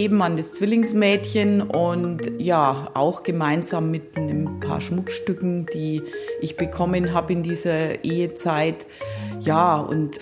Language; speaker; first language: German; native; German